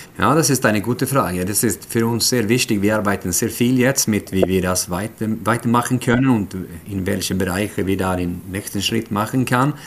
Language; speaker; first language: German; non-native, fluent; Swedish